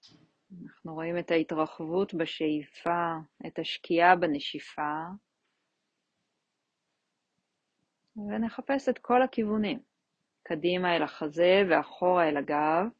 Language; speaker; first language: Hebrew; native; Hebrew